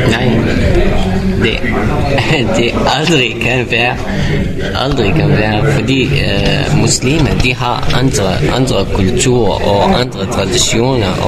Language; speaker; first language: Danish; non-native, learner; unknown